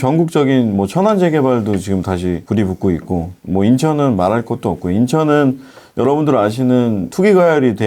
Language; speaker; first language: Korean; native; Korean